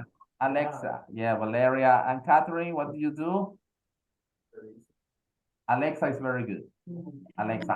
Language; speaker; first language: English; non-native, fluent; Spanish